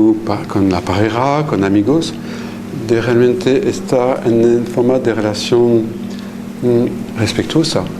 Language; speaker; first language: Spanish; non-native, fluent; French